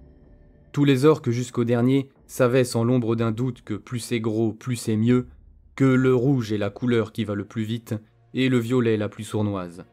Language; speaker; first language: French; native; French